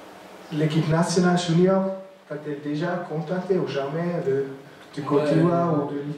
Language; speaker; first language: French; non-native, local second language; German